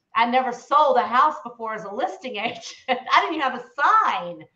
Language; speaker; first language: English; native; English